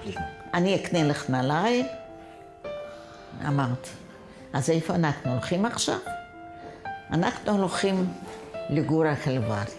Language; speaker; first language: Hebrew; non-native, fluent; Yiddish